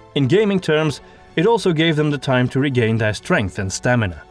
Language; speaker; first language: English; non-native, fluent; Dutch